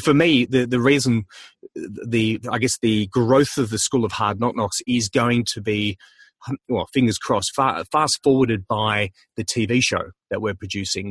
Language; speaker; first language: English; native; English